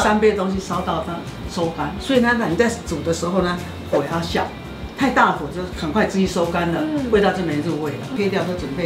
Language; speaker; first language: Chinese; native; Chinese